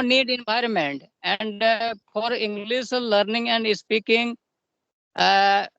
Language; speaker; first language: English; non-native, learner; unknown